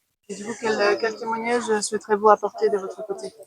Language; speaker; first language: French; native; French